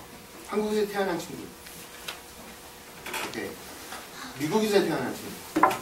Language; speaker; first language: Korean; early bilingual, heritage; Korean